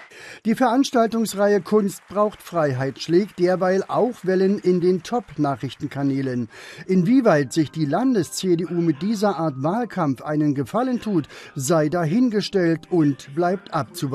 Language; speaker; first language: German; native; German